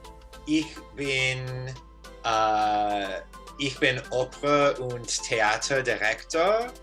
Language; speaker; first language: German; non-native, learner; English